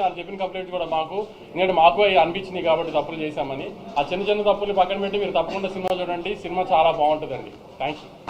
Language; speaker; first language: Telugu; native; Telugu